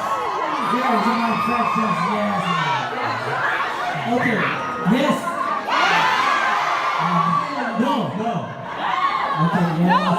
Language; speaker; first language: English; non-native, learner; Korean